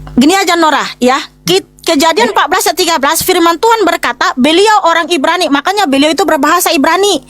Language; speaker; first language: Indonesian; native; Indonesian